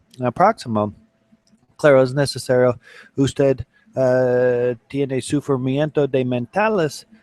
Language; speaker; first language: Spanish; non-native, learner; English